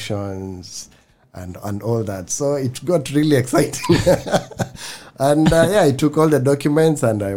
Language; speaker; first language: English; non-native, local second language; Swahili